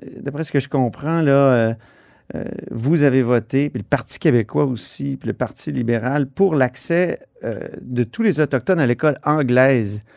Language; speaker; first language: French; native; French